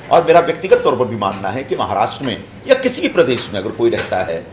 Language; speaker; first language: Hindi; non-native, local second language; Marathi